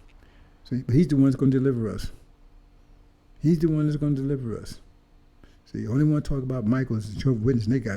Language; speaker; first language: English; native; English